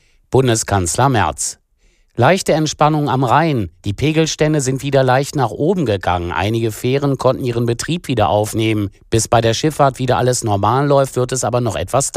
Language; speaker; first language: German; native; German